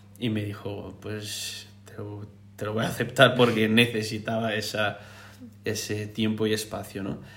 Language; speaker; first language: Spanish; non-native, fluent; Portuguese